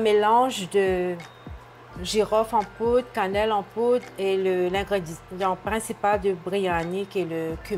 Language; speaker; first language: French; non-native, local second language; Morisyen